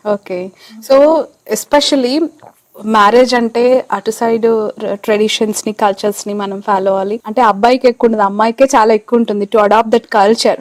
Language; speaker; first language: Telugu; native; Telugu